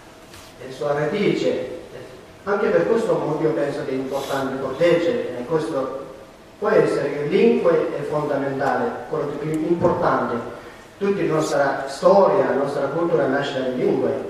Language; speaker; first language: Italian; non-native, learner; Tibetan